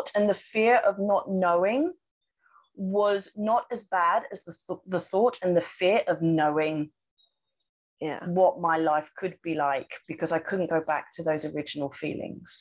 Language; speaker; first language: English; native; English